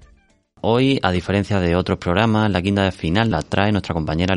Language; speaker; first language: Spanish; native; Spanish